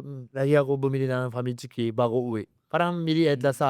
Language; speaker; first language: Filipino; non-native, learner; Japanese